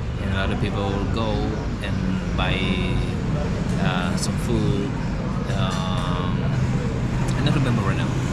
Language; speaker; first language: English; non-native, fluent; Spanish